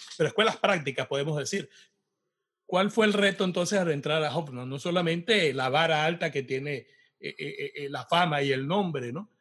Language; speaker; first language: Spanish; native; Spanish